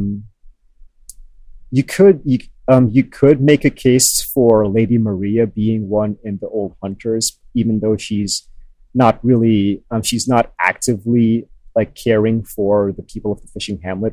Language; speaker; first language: English; non-native, local second language; Filipino